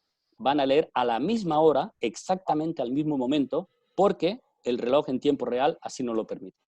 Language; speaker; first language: Spanish; native; Spanish